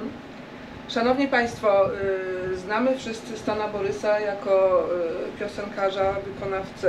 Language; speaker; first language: Polish; native; Polish